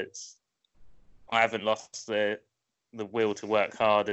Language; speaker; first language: English; native; English